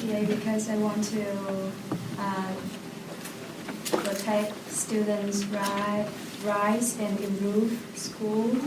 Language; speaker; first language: English; non-native, learner; Vietnamese